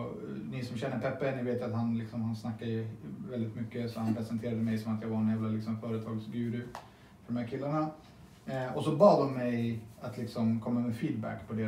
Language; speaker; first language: Swedish; native; Swedish